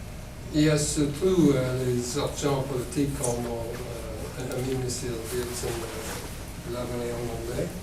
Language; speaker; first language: French; non-native, local second language; English